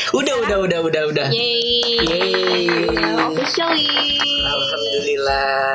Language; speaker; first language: Indonesian; native; Indonesian